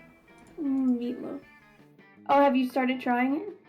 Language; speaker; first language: English; native; English